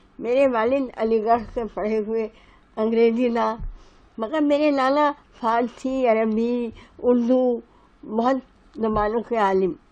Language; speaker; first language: Urdu; native; Urdu